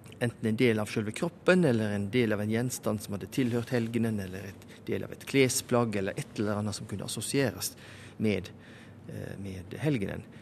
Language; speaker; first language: Norwegian; native; Norwegian